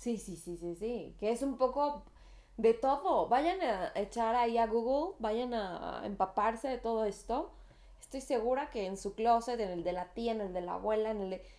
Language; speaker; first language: Spanish; native; Spanish